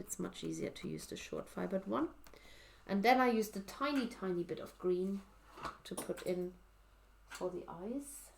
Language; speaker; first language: English; native; English